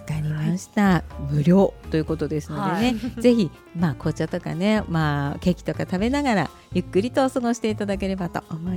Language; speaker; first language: Japanese; native; Japanese